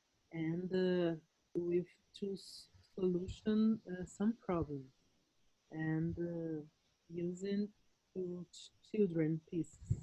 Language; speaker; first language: English; non-native, learner; Portuguese